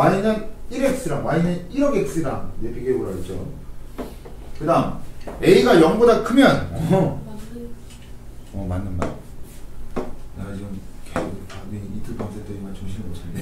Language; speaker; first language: Korean; native; Korean